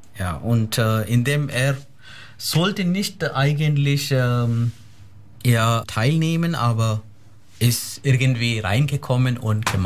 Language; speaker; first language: German; non-native, fluent; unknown